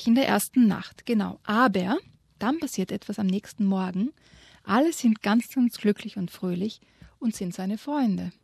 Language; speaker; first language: German; native; German